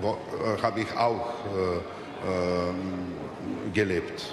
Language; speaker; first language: German; non-native, fluent; Serbian